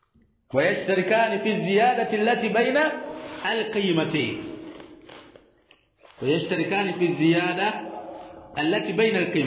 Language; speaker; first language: Arabic; non-native, fluent; Swahili